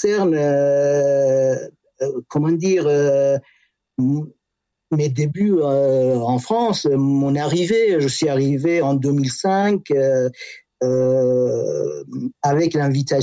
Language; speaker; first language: French; non-native, fluent; Persian